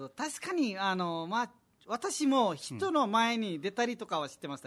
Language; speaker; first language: Japanese; non-native, fluent; Nepali